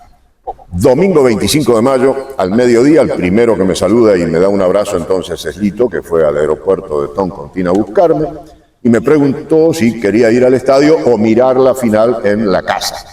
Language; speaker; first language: Spanish; native; Spanish